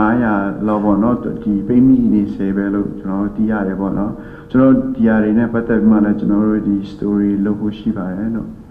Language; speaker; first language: Burmese; non-native, local second language; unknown